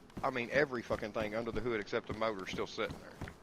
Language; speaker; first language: English; native; English